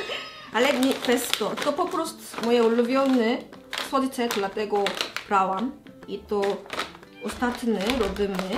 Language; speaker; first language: Polish; non-native, learner; Korean